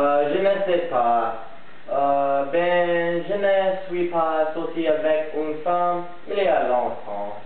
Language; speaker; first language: French; non-native, learner; English